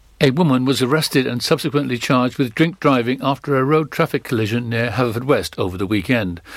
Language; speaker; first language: English; native; English